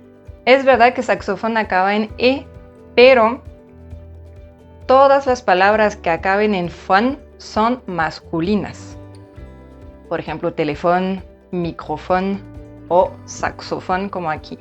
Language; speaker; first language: Spanish; non-native, fluent; French